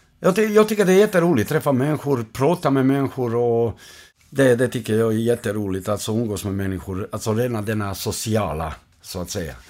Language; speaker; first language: Swedish; non-native, fluent; Croatian